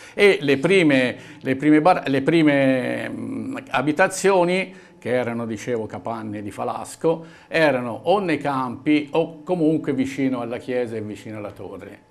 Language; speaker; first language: Italian; native; Italian